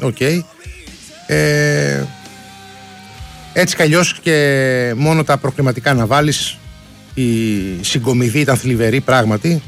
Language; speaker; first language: Greek; native; Greek